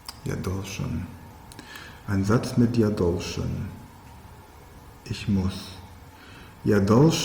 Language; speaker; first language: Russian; non-native, learner; German